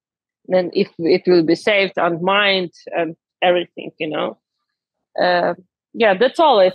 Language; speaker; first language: English; non-native, learner; Ukrainian